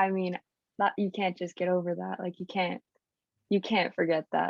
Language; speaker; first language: English; native; English